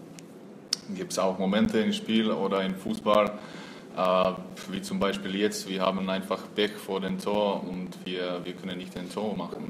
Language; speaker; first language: German; non-native, fluent; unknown